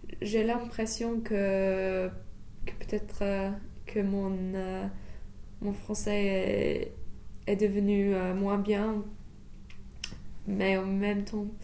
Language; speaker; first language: French; non-native, fluent; English